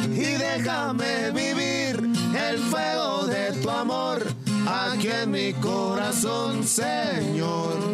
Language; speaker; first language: Spanish; native; Spanish